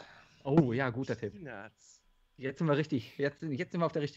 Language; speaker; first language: German; native; German